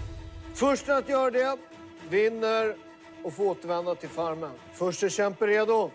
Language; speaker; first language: Swedish; native; Swedish